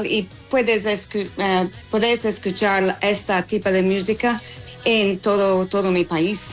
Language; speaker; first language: Spanish; non-native, fluent; English